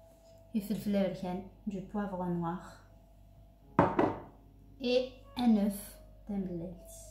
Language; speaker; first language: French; non-native, local second language; Arabic